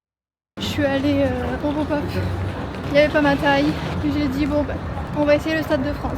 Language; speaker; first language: French; native; French